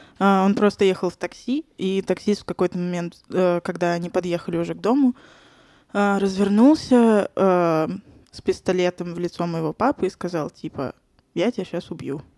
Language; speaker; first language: Russian; native; Russian